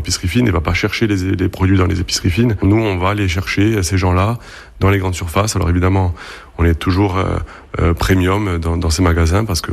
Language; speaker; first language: French; native; French